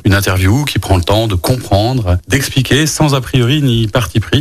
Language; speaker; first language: French; native; French